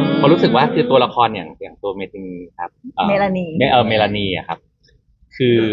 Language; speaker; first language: Thai; native; Thai